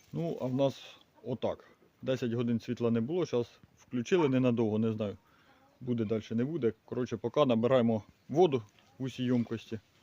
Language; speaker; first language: Ukrainian; native; Ukrainian